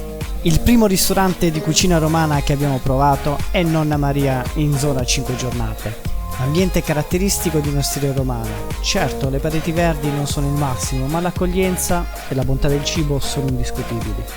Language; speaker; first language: Italian; native; Italian